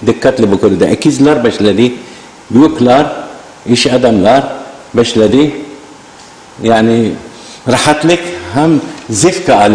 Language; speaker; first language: Turkish; non-native, learner; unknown